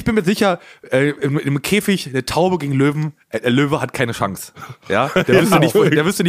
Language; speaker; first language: German; native; German